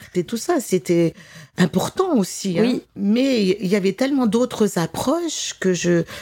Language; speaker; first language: French; native; French